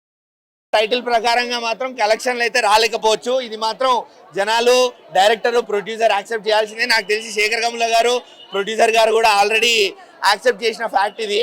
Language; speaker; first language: Telugu; native; Telugu